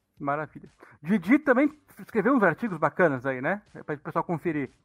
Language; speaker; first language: Portuguese; native; Portuguese